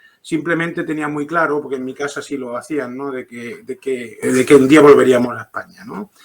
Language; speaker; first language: Spanish; early bilingual, heritage; Spanish